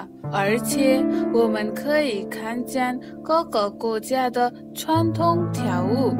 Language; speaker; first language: Chinese; non-native, fluent; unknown